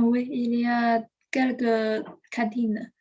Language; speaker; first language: French; non-native, learner; Chinese